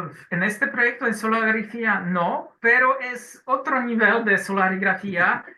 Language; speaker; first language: Spanish; non-native, learner; Polish